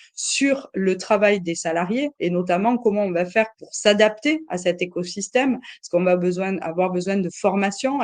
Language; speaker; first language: French; native; French